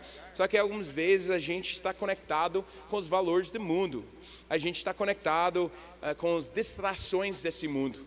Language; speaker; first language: Portuguese; non-native, learner; English